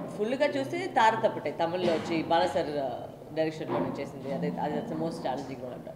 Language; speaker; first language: Telugu; non-native, learner; Tamil